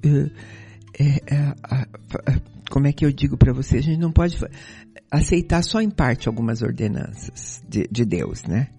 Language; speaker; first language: Portuguese; native; Portuguese